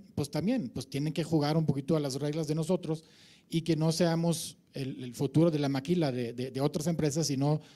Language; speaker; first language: Spanish; non-native, fluent; German